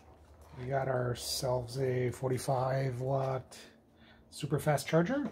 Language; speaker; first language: English; native; English